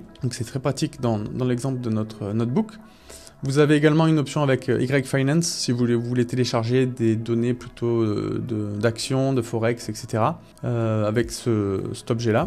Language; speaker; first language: French; native; French